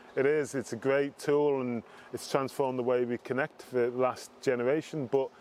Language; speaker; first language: English; native; English